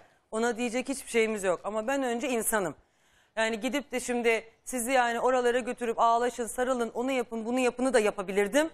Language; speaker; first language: Turkish; native; Turkish